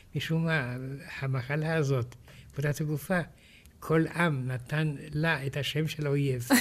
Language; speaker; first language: Hebrew; non-native, fluent; Romanian